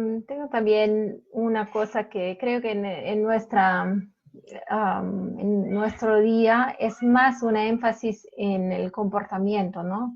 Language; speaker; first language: Spanish; non-native, fluent; German